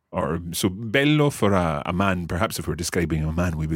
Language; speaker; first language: English; native; English